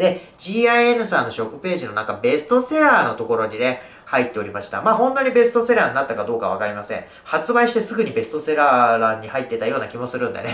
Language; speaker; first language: Japanese; native; Japanese